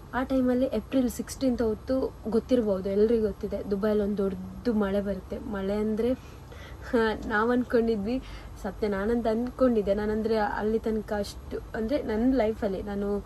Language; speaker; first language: Kannada; non-native, local second language; Tulu